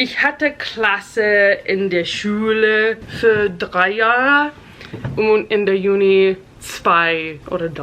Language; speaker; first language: German; non-native, learner; English